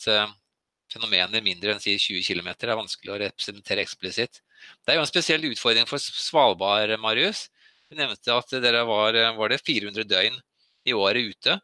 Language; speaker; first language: Norwegian; native; Norwegian